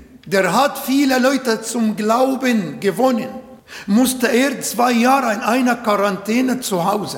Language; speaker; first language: German; non-native, learner; Arabic